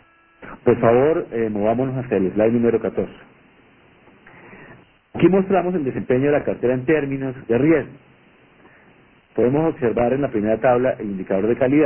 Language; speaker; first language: Spanish; native; Spanish